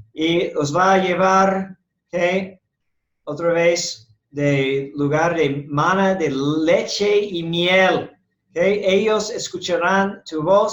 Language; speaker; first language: Spanish; non-native, fluent; English